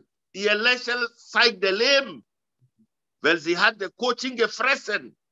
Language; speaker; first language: German; non-native, learner; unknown